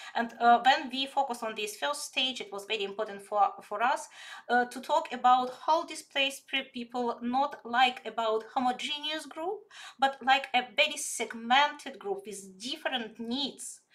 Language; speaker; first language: English; non-native, fluent; Ukrainian